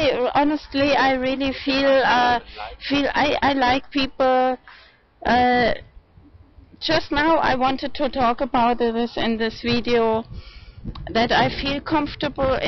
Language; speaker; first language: English; non-native, fluent; German